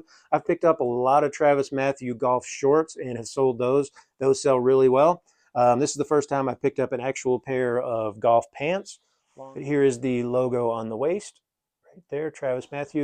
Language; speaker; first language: English; native; English